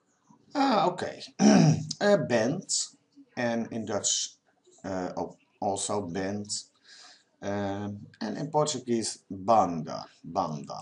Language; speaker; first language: English; non-native, fluent; Dutch